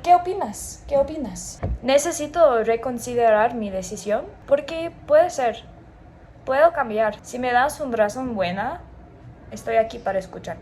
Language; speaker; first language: Spanish; non-native, learner; English